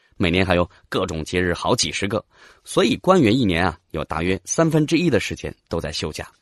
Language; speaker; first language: Chinese; native; Chinese